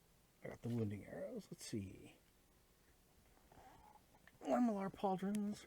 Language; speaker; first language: English; native; English